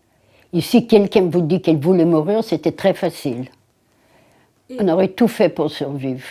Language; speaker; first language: French; non-native, fluent; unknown